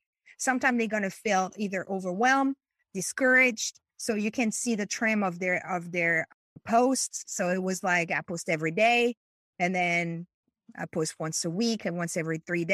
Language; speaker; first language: English; non-native, fluent; French